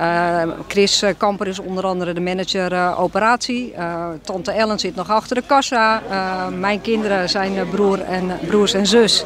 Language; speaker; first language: Dutch; native; Dutch